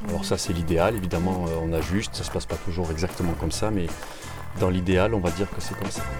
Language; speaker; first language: French; native; French